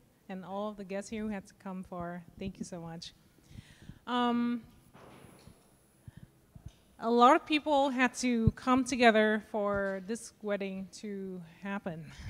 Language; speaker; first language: English; early bilingual, other home language; Vietnamese